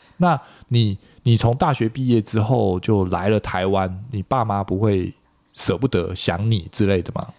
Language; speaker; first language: Chinese; native; Chinese